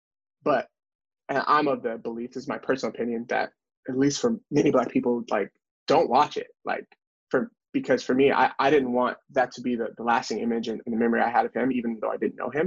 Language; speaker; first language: English; native; English